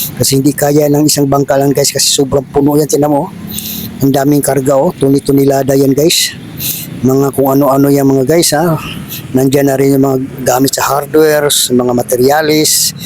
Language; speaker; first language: Filipino; native; Filipino